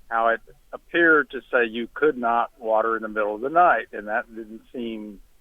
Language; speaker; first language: English; native; English